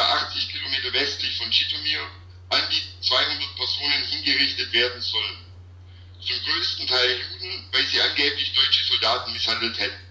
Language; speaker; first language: German; native; German